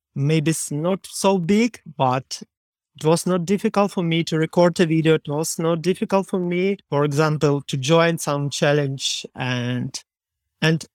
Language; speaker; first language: English; non-native, learner; Ukrainian